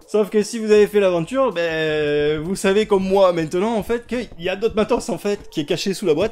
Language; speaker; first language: French; native; French